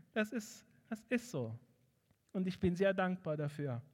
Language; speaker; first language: German; non-native, fluent; Arabic